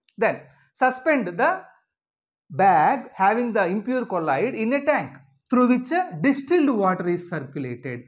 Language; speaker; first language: English; non-native, local second language; Telugu